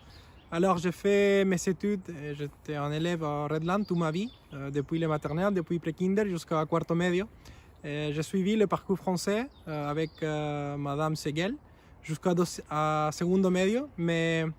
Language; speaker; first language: French; non-native, fluent; Spanish